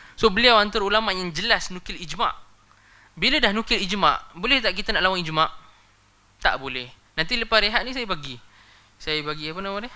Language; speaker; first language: Malay; native; Malay